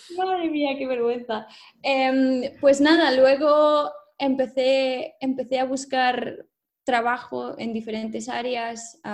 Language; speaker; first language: Spanish; native; Spanish